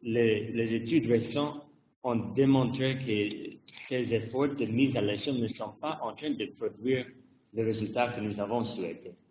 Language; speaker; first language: French; non-native, fluent; English